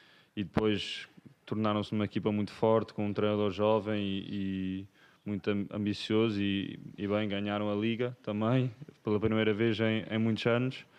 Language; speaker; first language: Portuguese; early bilingual, other home language; English